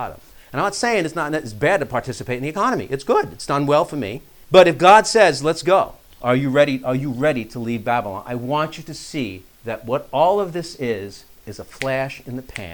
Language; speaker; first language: English; native; English